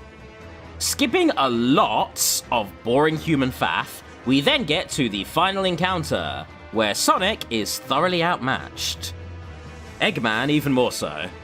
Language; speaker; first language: English; native; English